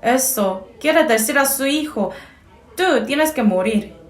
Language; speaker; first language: Spanish; non-native, fluent; Korean